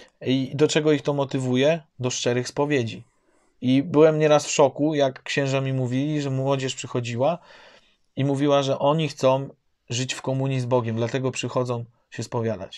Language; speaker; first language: Polish; native; Polish